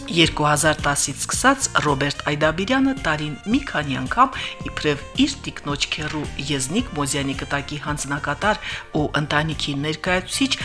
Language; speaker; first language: Armenian; native; Armenian